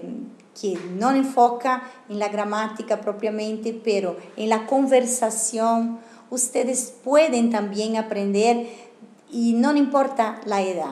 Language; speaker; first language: Spanish; non-native, fluent; Portuguese